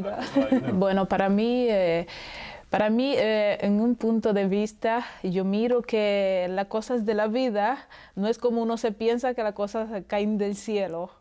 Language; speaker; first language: Spanish; non-native, local second language; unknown